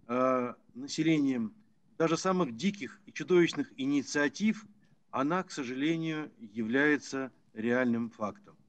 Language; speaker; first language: Russian; native; Russian